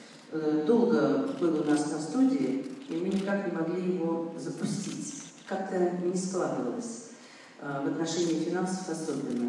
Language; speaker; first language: Russian; native; Russian